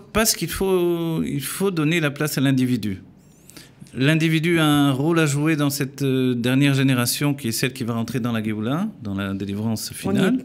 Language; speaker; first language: French; native; French